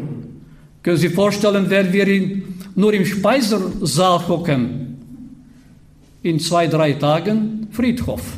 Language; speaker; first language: German; non-native, fluent; Bulgarian